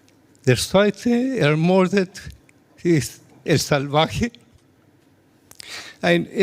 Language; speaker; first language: German; non-native, learner; Spanish